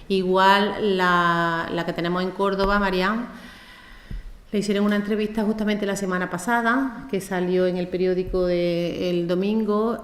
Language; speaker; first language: Spanish; native; Spanish